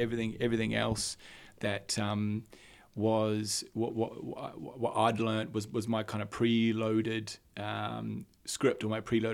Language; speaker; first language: English; native; English